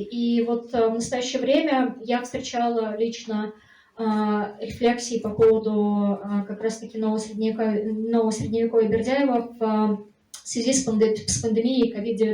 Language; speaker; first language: Russian; native; Russian